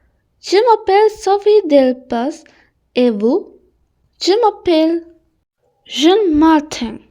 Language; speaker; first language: French; non-native, learner; Sinhala